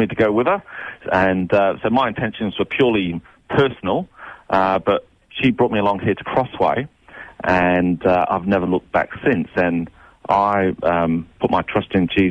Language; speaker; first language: English; native; English